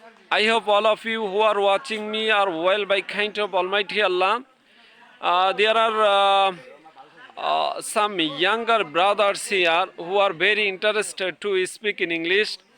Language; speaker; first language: English; non-native, local second language; Bangla